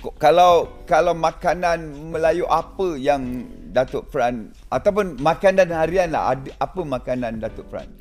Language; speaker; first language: Malay; native; Malay